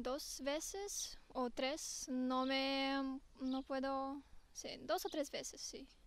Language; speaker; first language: Spanish; non-native, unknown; Romanian